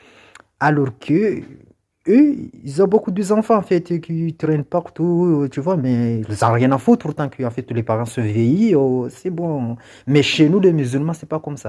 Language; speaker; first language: French; non-native, local second language; Comorian